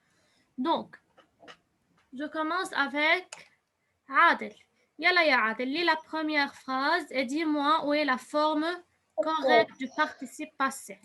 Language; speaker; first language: French; non-native, fluent; Arabic